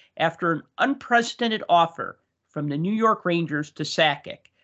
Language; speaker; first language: English; native; English